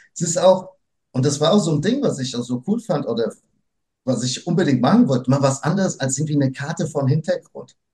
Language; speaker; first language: German; early bilingual, other home language; Portuguese